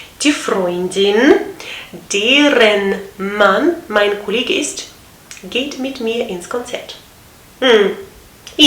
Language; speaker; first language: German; non-native, fluent; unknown